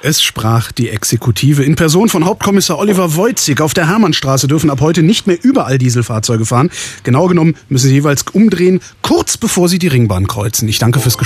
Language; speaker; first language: German; native; German